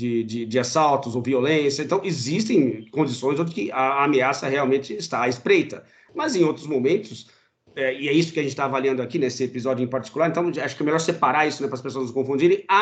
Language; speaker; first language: Portuguese; native; Portuguese